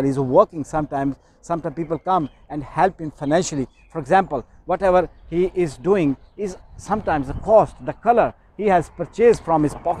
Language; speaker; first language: English; non-native, learner; Urdu